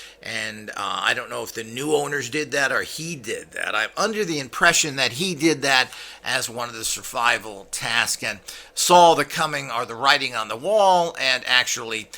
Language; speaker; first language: English; native; English